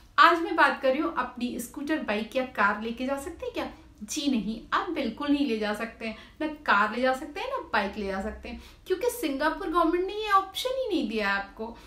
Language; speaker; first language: Hindi; native; Hindi